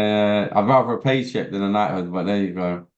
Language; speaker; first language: English; native; English